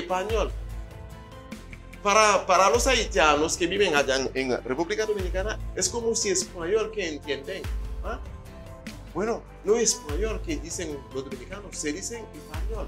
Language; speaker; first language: Spanish; non-native, fluent; Haitian Creole